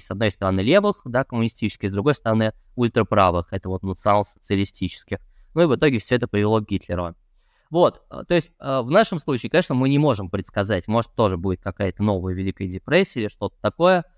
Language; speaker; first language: Russian; native; Russian